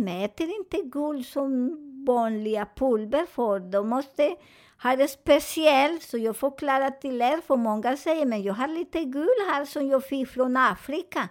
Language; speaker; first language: Swedish; non-native, fluent; Spanish